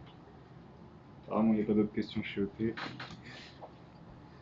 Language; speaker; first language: French; native; French